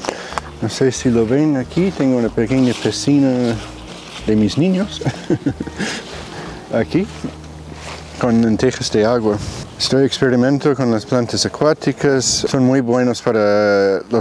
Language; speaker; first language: Spanish; non-native, fluent; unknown